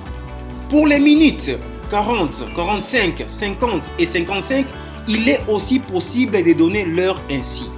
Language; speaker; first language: French; non-native, fluent; Spanish